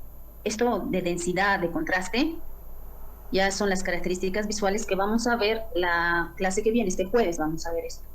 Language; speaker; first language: Spanish; native; Spanish